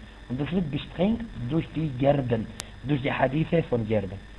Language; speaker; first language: German; non-native, fluent; Arabic